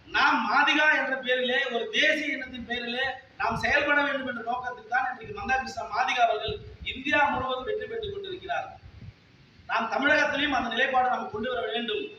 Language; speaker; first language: Tamil; non-native, local second language; Telugu